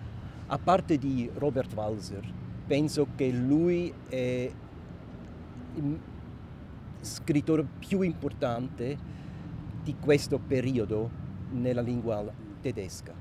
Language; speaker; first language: Italian; non-native, local second language; German